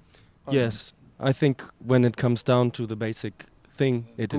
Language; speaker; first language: English; non-native, fluent; German